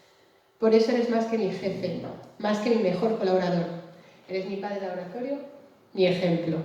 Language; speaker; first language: Spanish; native; Spanish